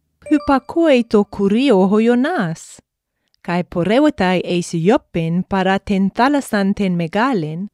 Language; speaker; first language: Greek; non-native, fluent; English